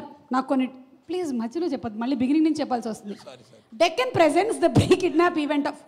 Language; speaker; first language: Telugu; native; Telugu